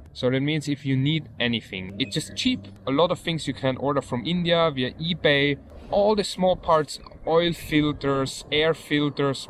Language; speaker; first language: English; non-native, fluent; German